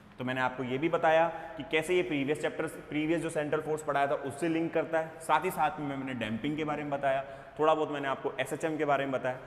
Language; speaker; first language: Hindi; native; Hindi